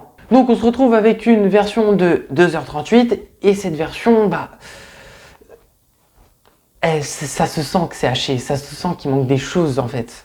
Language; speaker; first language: French; native; French